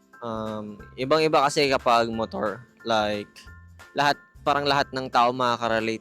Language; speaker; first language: Filipino; native; Filipino